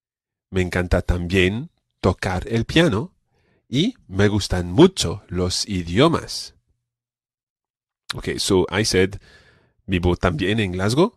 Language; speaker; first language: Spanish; non-native, fluent; English